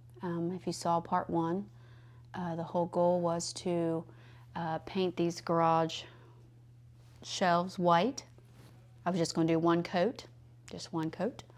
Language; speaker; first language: English; native; English